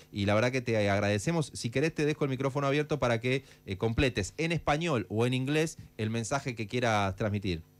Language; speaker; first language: Spanish; native; Spanish